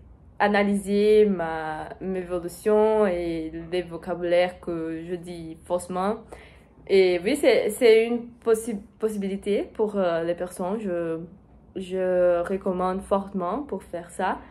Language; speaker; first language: French; non-native, learner; Portuguese